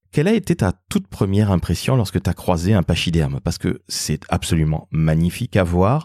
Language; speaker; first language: French; native; French